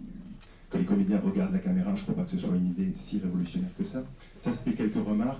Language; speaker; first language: French; native; French